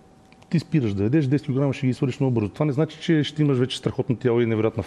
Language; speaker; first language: Bulgarian; native; Bulgarian